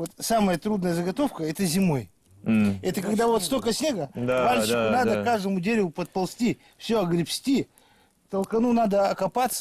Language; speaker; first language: Russian; native; Russian